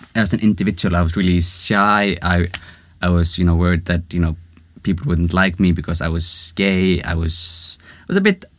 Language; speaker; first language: English; non-native, fluent; Icelandic